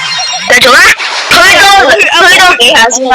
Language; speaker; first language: Chinese; early bilingual, heritage; Cantonese